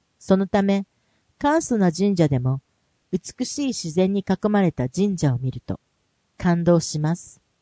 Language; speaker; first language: Japanese; non-native, fluent; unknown